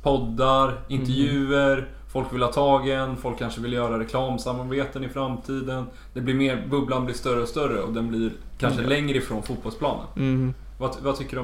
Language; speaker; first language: Swedish; native; Swedish